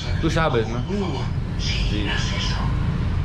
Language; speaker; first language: Spanish; non-native, learner; Greek